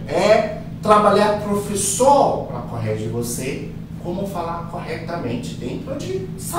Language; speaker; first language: Portuguese; non-native, fluent; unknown